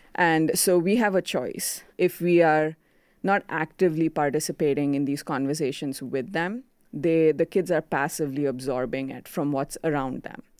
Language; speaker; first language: English; non-native, local second language; Konkani